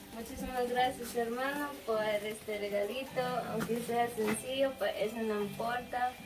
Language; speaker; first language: Spanish; non-native, learner; English